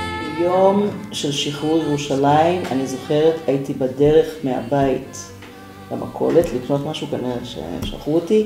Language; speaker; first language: Hebrew; early bilingual, other home language; English